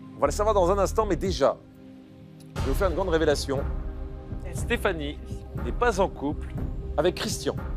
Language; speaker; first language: French; native; French